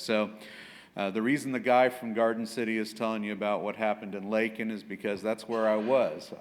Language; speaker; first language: English; native; English